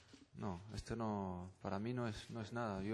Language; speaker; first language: Spanish; non-native, fluent; French